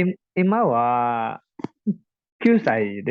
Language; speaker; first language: Japanese; non-native, learner; Indonesian